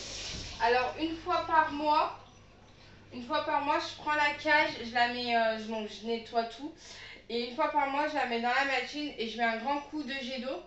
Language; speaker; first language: French; native; French